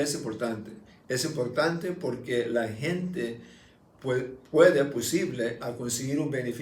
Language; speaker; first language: Spanish; early bilingual, heritage; Spanish